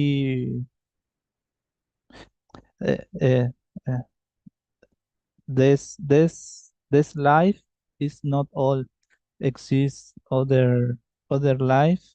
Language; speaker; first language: English; non-native, learner; Spanish